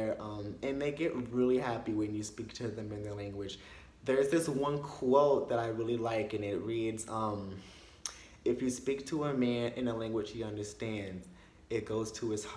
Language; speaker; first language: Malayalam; non-native, learner; English